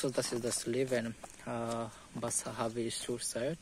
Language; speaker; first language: German; non-native, learner; Bangla